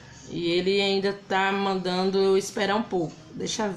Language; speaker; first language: Portuguese; native; Portuguese